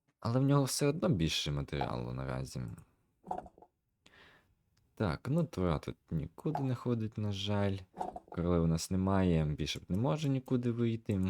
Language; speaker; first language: Ukrainian; native; Ukrainian